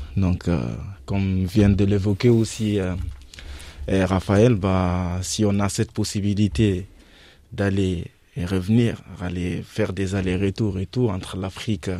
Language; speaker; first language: French; non-native, local second language; Fula